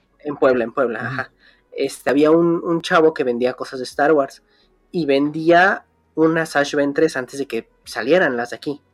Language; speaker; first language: Spanish; native; Spanish